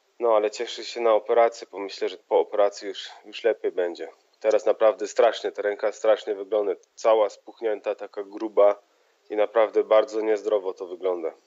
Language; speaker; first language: Polish; early bilingual, heritage; Polish